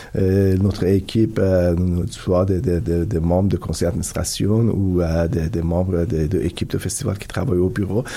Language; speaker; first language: French; non-native, fluent; Persian